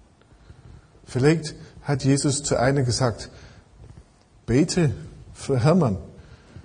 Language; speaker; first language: German; non-native, fluent; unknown